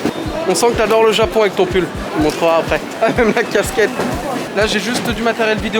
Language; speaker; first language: French; native; French